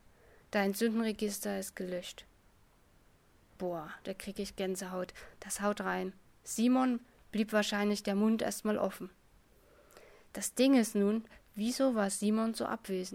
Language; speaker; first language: German; native; German